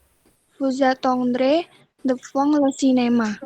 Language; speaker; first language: French; non-native, learner; Indonesian